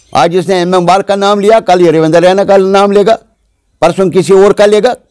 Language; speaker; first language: Hindi; non-native, local second language; Kashmiri